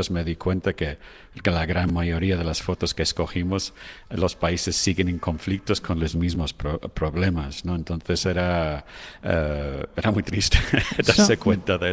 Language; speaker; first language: Spanish; non-native, fluent; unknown